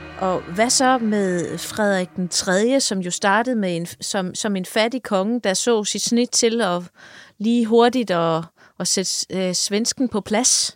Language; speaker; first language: Danish; native; Danish